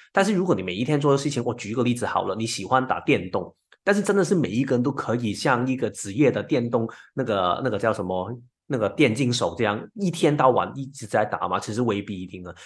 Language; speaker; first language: Chinese; non-native, local second language; Cantonese